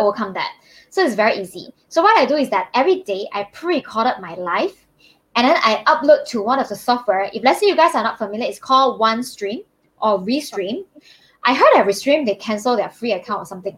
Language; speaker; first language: English; non-native, local second language; Chinese